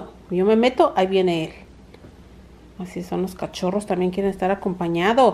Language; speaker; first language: Spanish; native; Spanish